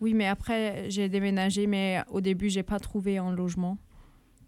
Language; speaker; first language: French; non-native, fluent; German